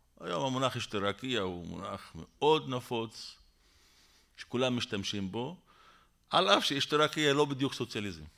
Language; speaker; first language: Hebrew; non-native, local second language; Arabic